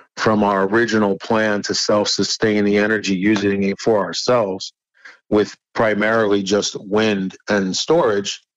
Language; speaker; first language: English; native; English